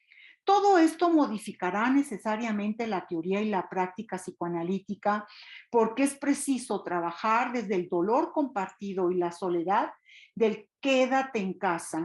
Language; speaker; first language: Spanish; native; Spanish